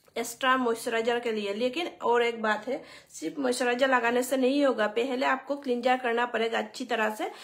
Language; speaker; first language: Hindi; non-native, local second language; Bangla